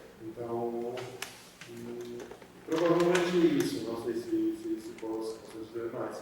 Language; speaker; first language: Portuguese; non-native, fluent; Polish